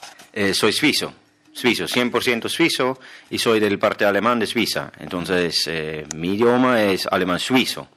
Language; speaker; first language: Spanish; non-native, fluent; German